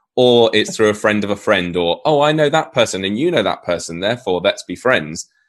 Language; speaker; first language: English; native; English